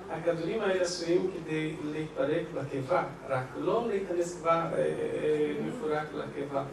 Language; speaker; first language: Hebrew; non-native, fluent; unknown